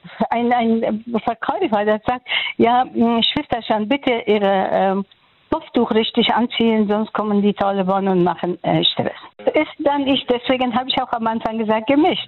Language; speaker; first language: German; non-native, fluent; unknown